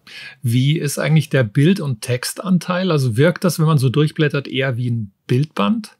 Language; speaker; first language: German; native; German